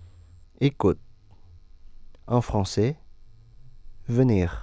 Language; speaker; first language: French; non-native, fluent; Indonesian